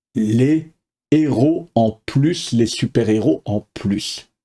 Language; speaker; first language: French; native; French